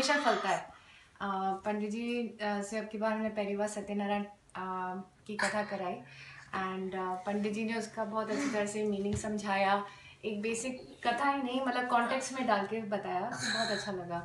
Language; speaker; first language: Hindi; native; Hindi